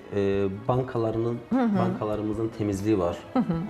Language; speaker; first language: Turkish; native; Turkish